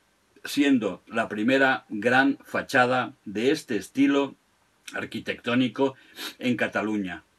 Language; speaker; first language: Spanish; non-native, local second language; Catalan